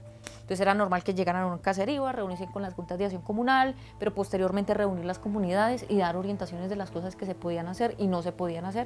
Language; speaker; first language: Spanish; native; Spanish